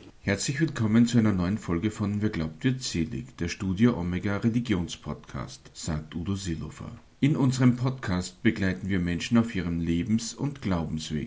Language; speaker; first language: German; native; German